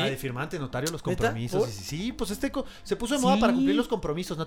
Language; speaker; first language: Spanish; native; Spanish